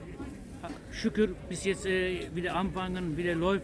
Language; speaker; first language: German; non-native, learner; Turkish